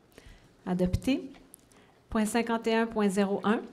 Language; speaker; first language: French; native; French